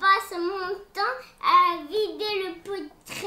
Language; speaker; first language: French; early bilingual, other home language; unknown